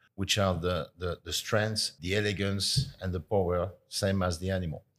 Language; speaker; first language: English; non-native, fluent; French